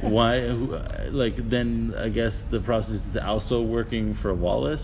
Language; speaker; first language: English; native; English